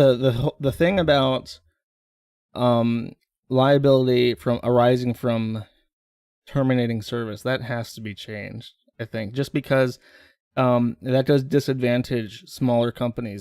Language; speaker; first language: English; native; English